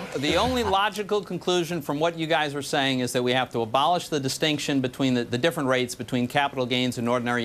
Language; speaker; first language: English; native; English